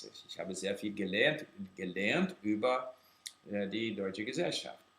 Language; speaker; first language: German; non-native, fluent; English